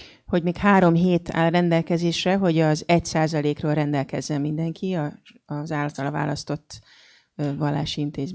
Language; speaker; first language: Hungarian; native; Hungarian